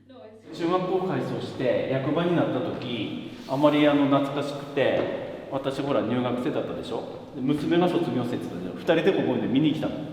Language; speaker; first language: Japanese; native; Japanese